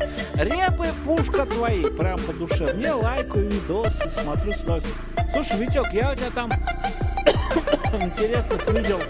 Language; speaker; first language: Russian; native; Russian